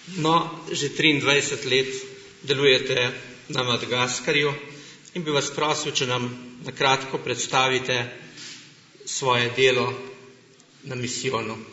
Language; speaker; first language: Slovenian; native; Slovenian